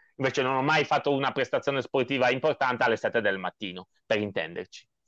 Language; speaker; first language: Italian; non-native, fluent; Polish